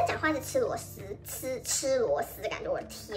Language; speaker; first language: Chinese; native; Chinese